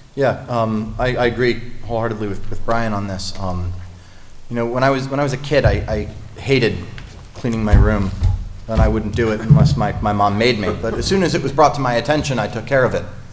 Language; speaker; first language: English; native; English